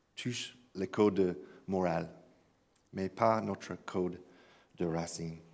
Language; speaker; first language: French; non-native, fluent; English